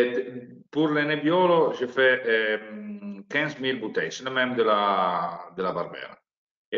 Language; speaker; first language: French; non-native, learner; Italian